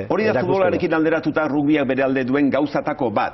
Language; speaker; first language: Basque; native; Basque